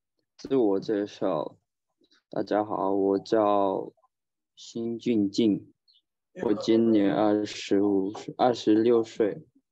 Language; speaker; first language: Chinese; non-native, learner; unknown